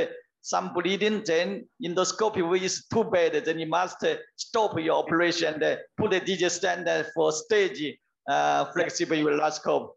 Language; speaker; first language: English; non-native, learner; Chinese